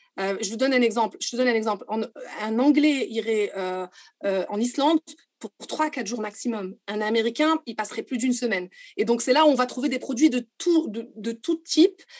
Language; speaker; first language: French; non-native, local second language; Arabic